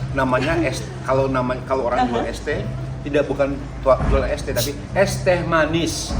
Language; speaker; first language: Indonesian; native; Indonesian